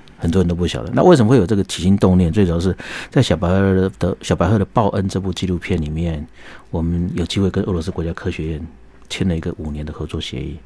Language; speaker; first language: Chinese; native; Chinese